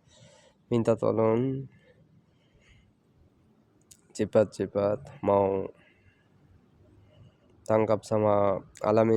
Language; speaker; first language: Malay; non-native, learner; Bangla